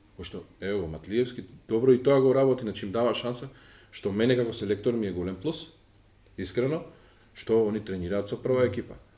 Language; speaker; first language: Macedonian; native; Macedonian